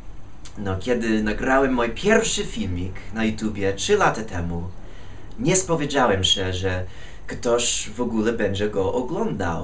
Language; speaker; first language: Polish; non-native, fluent; English